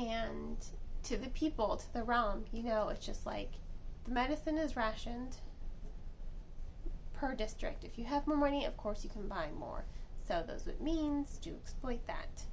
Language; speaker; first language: English; native; English